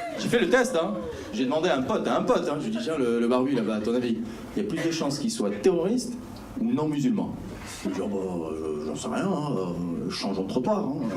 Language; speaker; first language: French; early bilingual, other home language; Arabic